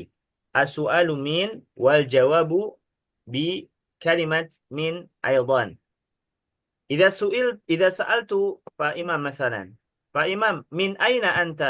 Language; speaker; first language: Arabic; non-native, fluent; Indonesian